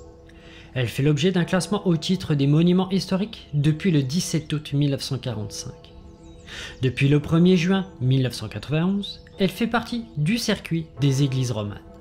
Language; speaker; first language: French; native; French